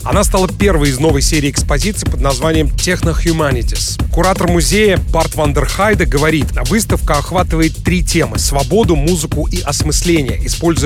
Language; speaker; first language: Russian; native; Russian